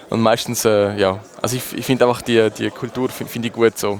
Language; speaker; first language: German; native; German